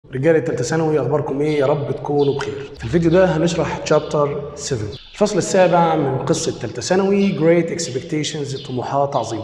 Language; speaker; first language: Arabic; native; Arabic